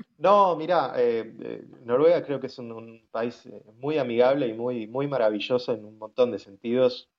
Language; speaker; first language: Spanish; native; Spanish